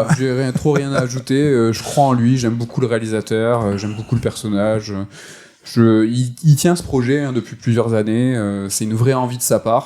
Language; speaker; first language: French; native; French